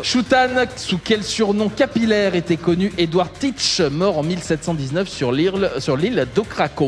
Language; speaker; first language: French; native; French